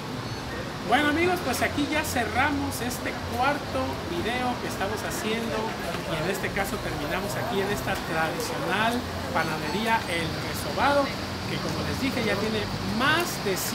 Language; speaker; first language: Spanish; native; Spanish